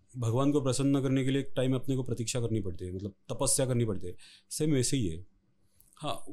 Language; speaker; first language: Hindi; non-native, local second language; Marathi